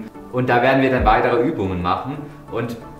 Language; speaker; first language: German; native; German